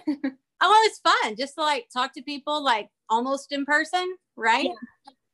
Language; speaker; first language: English; native; English